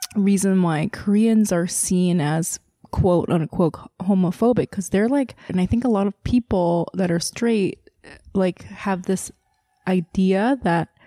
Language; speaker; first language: English; early bilingual, other home language; Korean